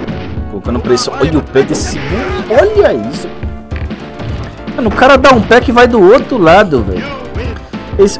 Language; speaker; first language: Portuguese; native; Portuguese